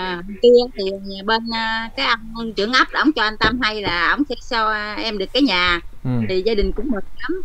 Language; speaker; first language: Vietnamese; native; Vietnamese